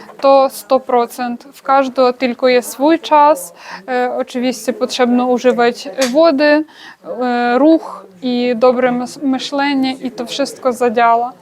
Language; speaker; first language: Polish; non-native, learner; Ukrainian